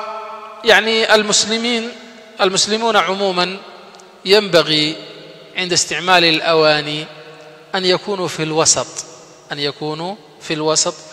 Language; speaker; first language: Arabic; non-native, fluent; Somali